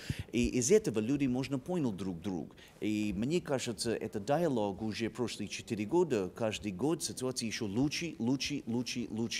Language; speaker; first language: Russian; non-native, learner; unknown